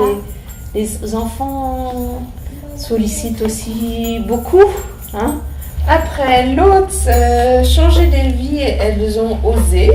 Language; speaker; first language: French; native; French